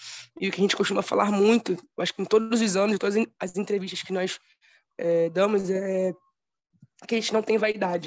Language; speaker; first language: Portuguese; native; Portuguese